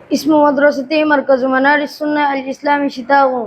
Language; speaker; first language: Arabic; non-native, learner; Bangla